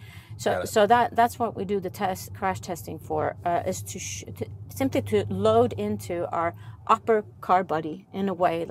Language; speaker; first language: English; non-native, fluent; Swedish